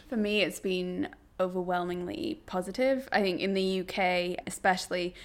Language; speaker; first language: English; native; English